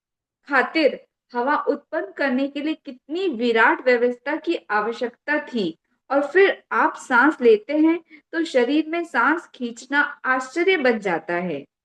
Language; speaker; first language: Hindi; native; Hindi